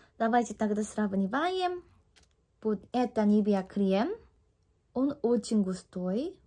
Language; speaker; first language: Russian; non-native, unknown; Korean